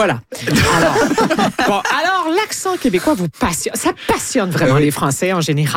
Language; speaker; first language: French; native; French